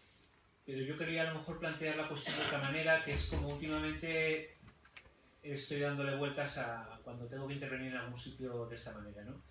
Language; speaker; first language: Spanish; native; Spanish